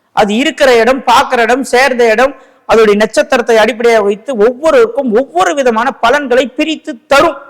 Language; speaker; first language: Tamil; native; Tamil